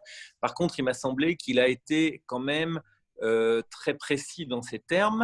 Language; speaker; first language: French; native; French